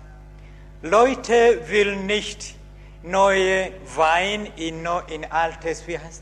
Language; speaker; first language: German; non-native, learner; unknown